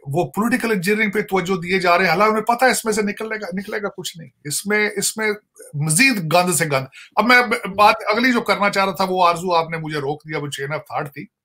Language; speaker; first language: Urdu; non-native, local second language; Punjabi